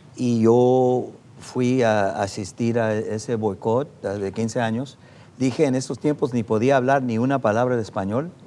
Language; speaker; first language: Spanish; non-native, fluent; English